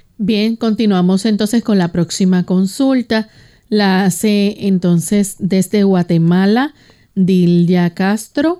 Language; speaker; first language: Spanish; native; Spanish